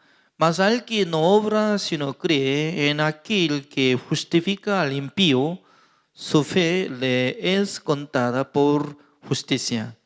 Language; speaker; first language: Spanish; non-native, fluent; Korean